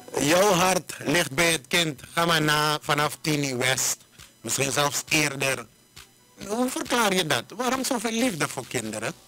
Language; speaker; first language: Dutch; native; Dutch